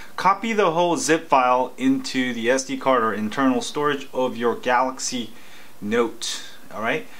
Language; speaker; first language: English; native; English